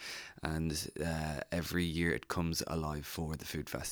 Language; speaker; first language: English; native; English